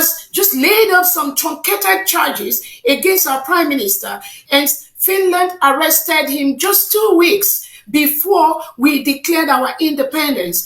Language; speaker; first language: English; non-native, local second language; Igbo